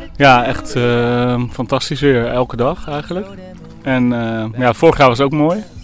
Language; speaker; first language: Dutch; native; Dutch